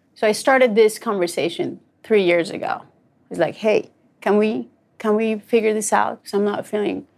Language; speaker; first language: English; non-native, fluent; Spanish